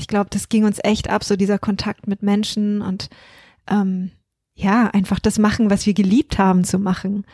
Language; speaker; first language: German; native; German